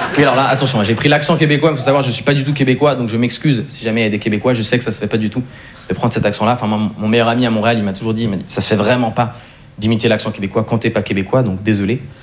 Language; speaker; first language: French; native; French